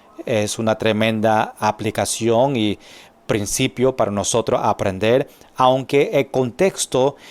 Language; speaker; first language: Spanish; non-native, fluent; English